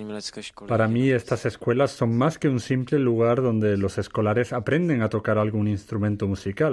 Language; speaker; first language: Spanish; native; Spanish